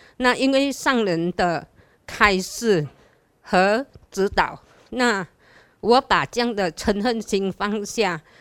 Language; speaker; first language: Chinese; native; Chinese